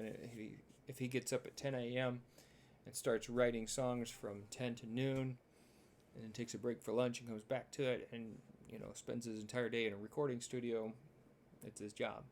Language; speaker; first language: English; native; English